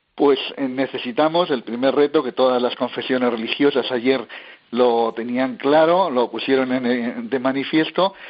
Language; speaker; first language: Spanish; native; Spanish